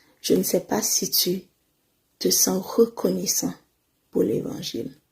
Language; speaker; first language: French; non-native, local second language; Haitian Creole